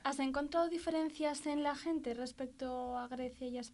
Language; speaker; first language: Spanish; native; Spanish